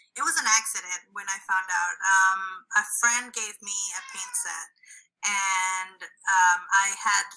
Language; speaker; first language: English; early bilingual, other home language; Spanish